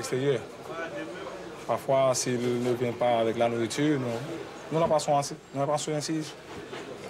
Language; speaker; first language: French; non-native, local second language; Haitian Creole